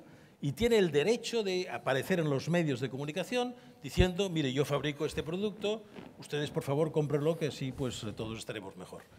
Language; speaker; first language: Spanish; native; Spanish